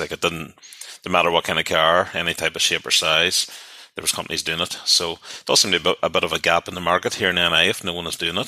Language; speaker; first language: English; native; English